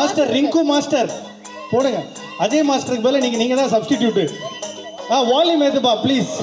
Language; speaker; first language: Tamil; native; Tamil